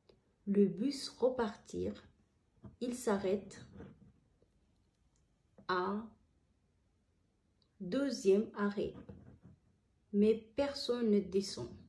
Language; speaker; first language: French; non-native, learner; Somali